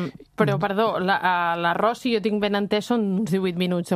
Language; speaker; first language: Catalan; native; Catalan